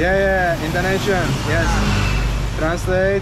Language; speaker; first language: English; non-native, fluent; Azerbaijani